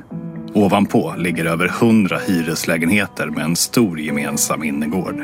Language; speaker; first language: Swedish; native; Swedish